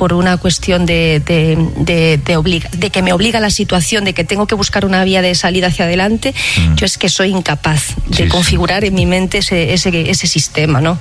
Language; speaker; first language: Spanish; native; Spanish